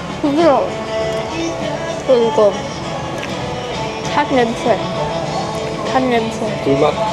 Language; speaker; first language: Korean; non-native, learner; Vietnamese